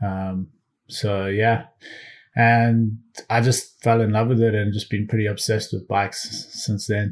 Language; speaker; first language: English; native; English